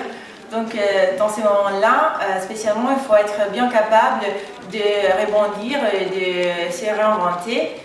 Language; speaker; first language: French; non-native, fluent; Italian